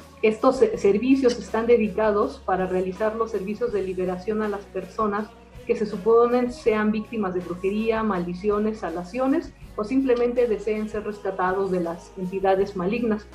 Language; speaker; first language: Spanish; native; Spanish